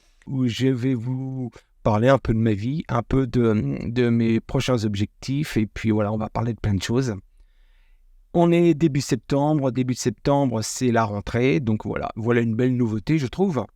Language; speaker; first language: French; native; French